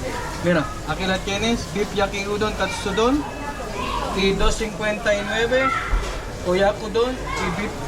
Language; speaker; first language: Spanish; non-native, fluent; Filipino